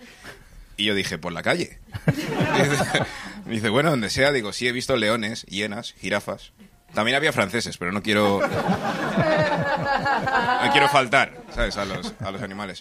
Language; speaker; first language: Spanish; early bilingual, other home language; English